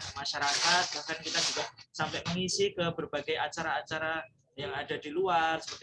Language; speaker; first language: Indonesian; native; Indonesian